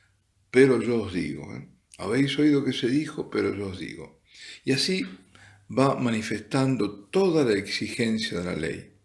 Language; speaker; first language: Spanish; native; Spanish